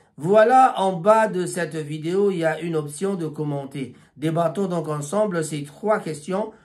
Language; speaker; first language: French; non-native, local second language; Lingala